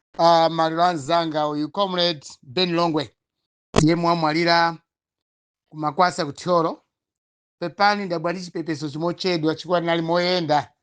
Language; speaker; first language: Nyanja; non-native, local second language; Tumbuka